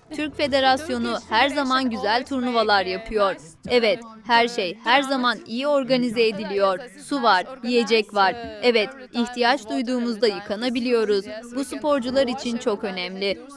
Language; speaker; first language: Turkish; non-native, fluent; Ukrainian